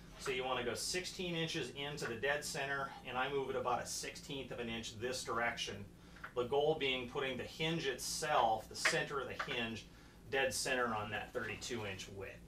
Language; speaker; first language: English; native; English